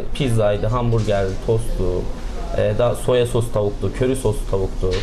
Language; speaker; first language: Turkish; native; Turkish